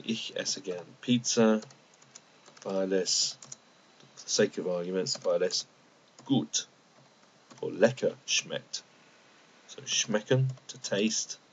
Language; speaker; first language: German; non-native, fluent; English